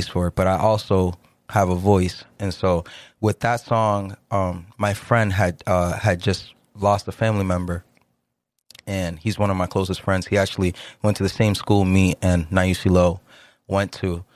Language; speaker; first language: English; early bilingual, other home language; Spanish